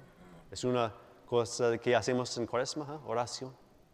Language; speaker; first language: Spanish; non-native, fluent; English